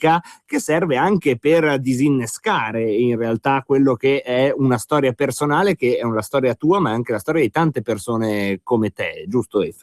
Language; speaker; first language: Italian; native; Italian